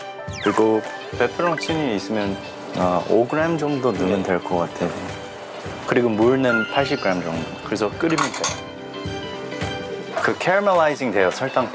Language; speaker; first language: Korean; early bilingual, heritage; English